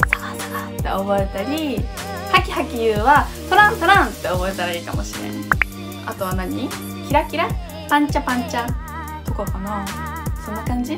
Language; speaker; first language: Japanese; native; Japanese